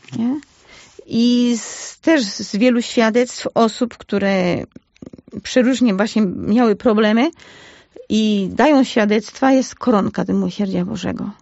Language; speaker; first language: Polish; native; Polish